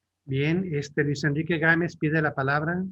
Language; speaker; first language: Spanish; native; Spanish